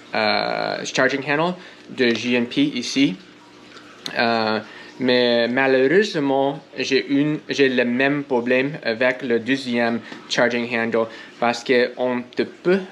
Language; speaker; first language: French; non-native, learner; English